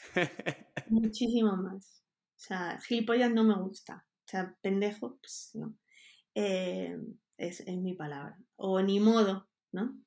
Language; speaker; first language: Spanish; native; Spanish